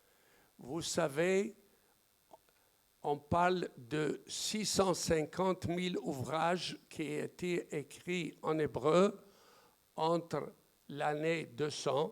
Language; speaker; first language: French; non-native, fluent; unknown